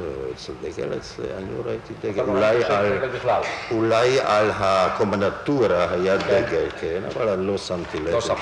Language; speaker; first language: Hebrew; non-native, fluent; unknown